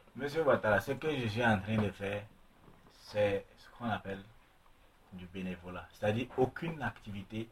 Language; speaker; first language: French; non-native, local second language; Mossi